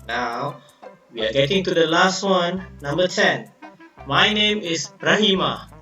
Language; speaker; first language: English; non-native, local second language; Malay